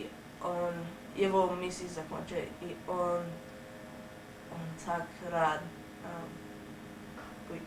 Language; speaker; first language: Russian; non-native, learner; English